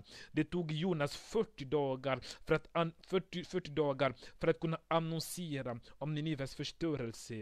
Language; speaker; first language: Swedish; non-native, fluent; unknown